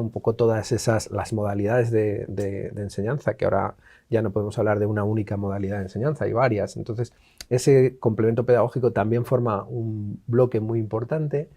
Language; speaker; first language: Spanish; native; Spanish